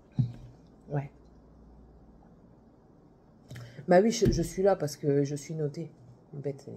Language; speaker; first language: French; native; French